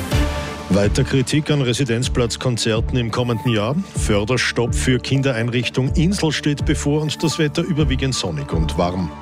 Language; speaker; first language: German; native; German